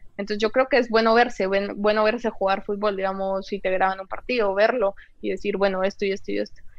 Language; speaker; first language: Spanish; native; Spanish